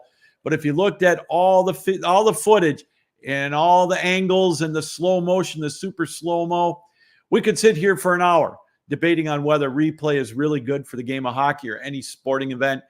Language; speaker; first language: English; native; English